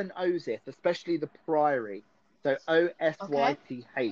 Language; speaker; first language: English; native; English